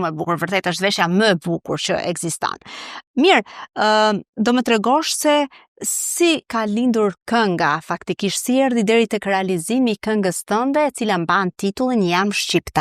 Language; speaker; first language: Albanian; native; Albanian